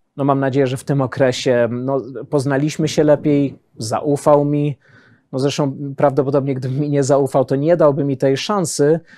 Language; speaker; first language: Polish; early bilingual, heritage; Polish